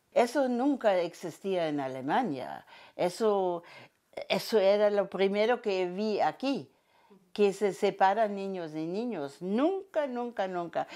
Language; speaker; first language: Spanish; non-native, fluent; German